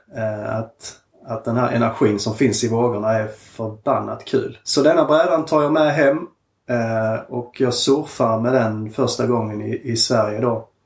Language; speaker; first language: Swedish; native; Swedish